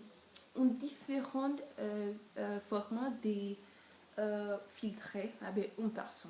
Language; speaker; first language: French; non-native, learner; Spanish